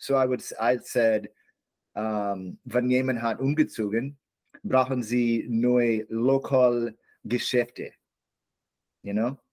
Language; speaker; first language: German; non-native, learner; English